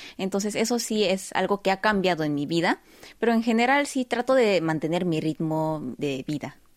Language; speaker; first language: Spanish; early bilingual, heritage; Spanish